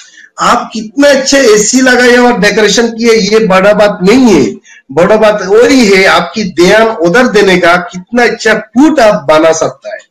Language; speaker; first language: Hindi; non-native, fluent; Bangla